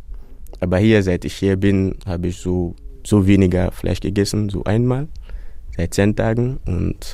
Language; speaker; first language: German; non-native, fluent; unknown